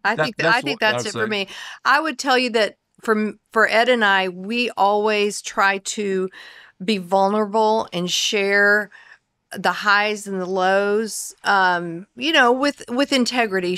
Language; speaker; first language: English; native; English